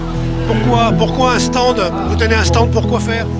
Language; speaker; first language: French; native; French